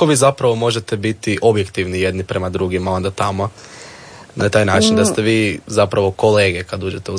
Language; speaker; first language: Serbian; native; Serbian